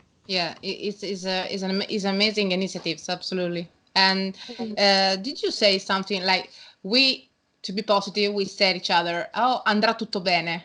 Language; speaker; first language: English; non-native, learner; Italian